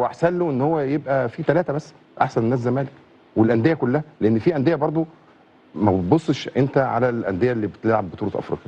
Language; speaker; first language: Arabic; native; Arabic